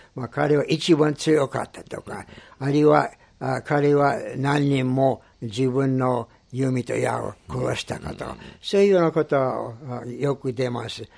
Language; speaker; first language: Japanese; non-native, fluent; English